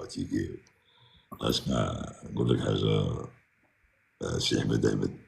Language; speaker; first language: Arabic; native; Arabic